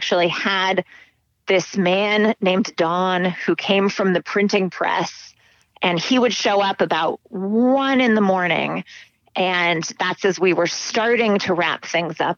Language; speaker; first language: English; native; English